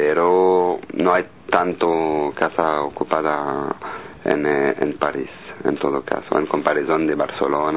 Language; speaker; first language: Spanish; non-native, fluent; French